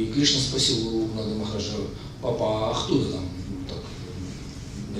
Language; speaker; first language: Russian; native; Russian